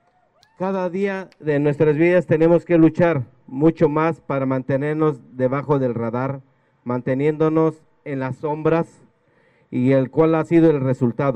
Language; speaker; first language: Spanish; native; Spanish